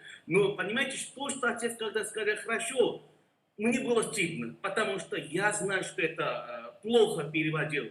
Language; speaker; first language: Russian; non-native, learner; Korean